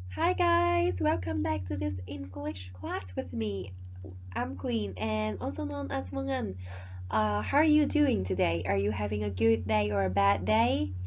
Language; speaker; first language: English; non-native, fluent; Vietnamese